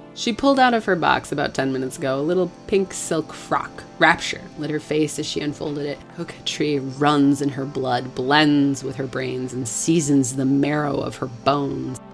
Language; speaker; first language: English; native; English